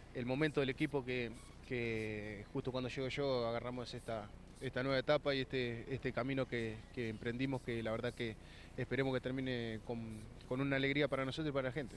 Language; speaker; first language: Spanish; native; Spanish